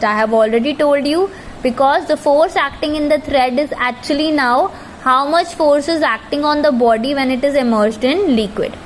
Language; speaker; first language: English; non-native, local second language; Hindi